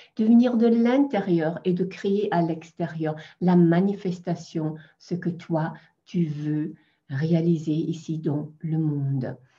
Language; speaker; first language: French; non-native, fluent; German